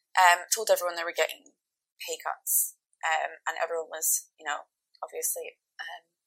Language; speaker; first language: English; native; English